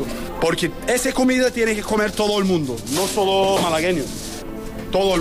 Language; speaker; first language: Spanish; non-native, learner; Turkish